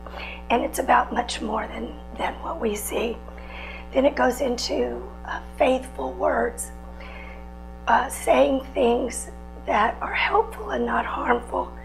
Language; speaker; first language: English; native; English